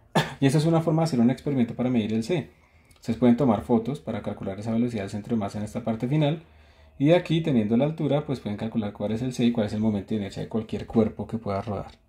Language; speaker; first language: Spanish; native; Spanish